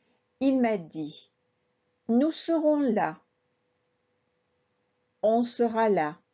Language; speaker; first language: French; non-native, fluent; Spanish